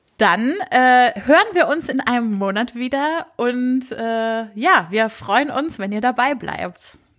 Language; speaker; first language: German; native; German